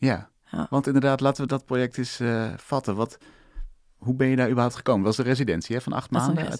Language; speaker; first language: Dutch; native; Dutch